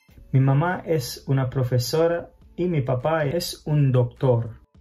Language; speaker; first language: Spanish; non-native, fluent; English